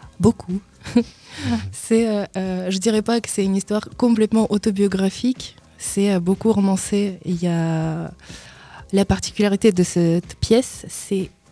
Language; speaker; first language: French; non-native, fluent; Russian